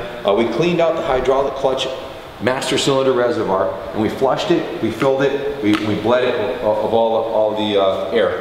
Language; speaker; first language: English; native; English